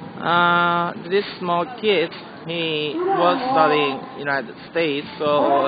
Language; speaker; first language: English; non-native, learner; Japanese